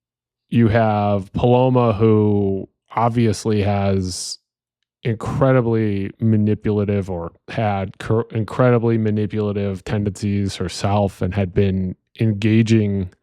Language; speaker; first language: English; native; English